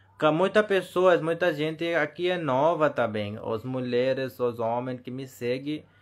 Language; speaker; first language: Portuguese; non-native, learner; Hindi